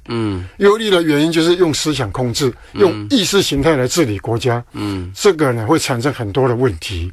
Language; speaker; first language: Chinese; native; Chinese